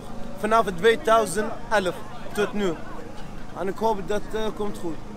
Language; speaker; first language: Dutch; non-native, learner; Arabic